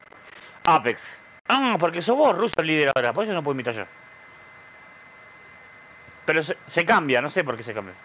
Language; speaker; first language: Spanish; native; Spanish